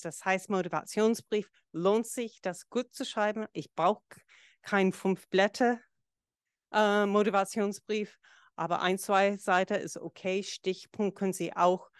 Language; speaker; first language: German; non-native, fluent; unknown